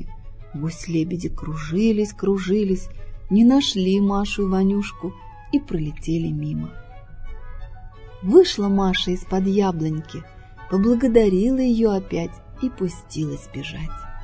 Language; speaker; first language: Russian; native; Russian